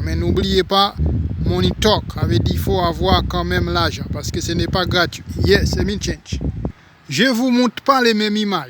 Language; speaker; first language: French; non-native, local second language; Haitian Creole